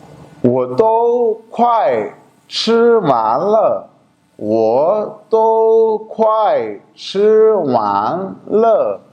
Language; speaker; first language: Chinese; non-native, fluent; Urdu